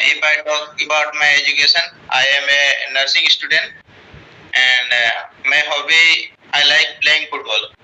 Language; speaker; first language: English; non-native, learner; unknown